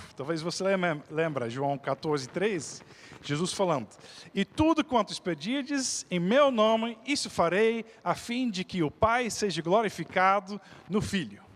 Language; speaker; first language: Portuguese; non-native, fluent; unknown